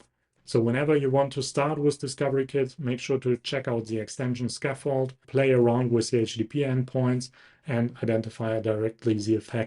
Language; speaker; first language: English; non-native, fluent; German